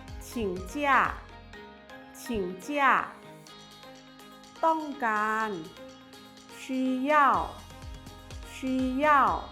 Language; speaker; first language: Chinese; non-native, learner; Thai